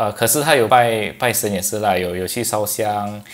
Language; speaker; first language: Chinese; non-native, local second language; English